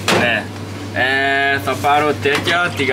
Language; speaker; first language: Greek; early bilingual, heritage; English